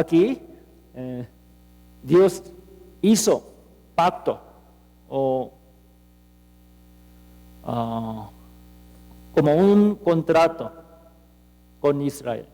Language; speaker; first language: Spanish; non-native, fluent; Korean